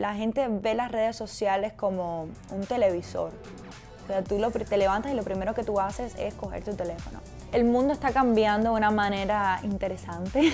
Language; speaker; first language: Spanish; native; Spanish